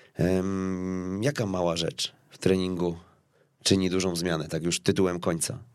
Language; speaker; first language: Polish; native; Polish